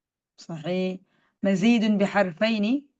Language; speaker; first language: Arabic; non-native, fluent; Indonesian